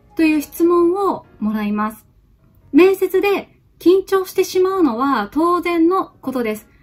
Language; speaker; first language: Japanese; native; Japanese